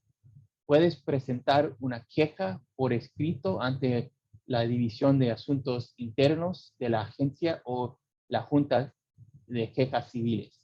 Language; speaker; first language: Spanish; early bilingual, heritage; English